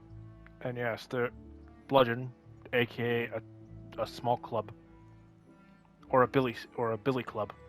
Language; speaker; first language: English; native; English